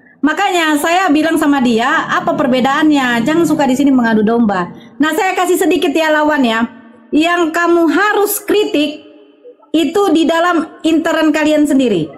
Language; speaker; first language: Indonesian; native; Indonesian